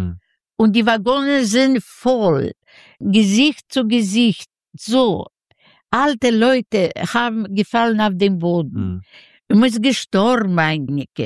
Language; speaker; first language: German; non-native, learner; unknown